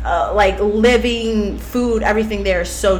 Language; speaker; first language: English; native; English